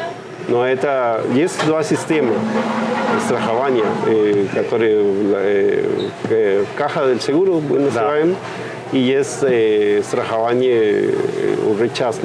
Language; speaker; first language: Russian; non-native, fluent; Spanish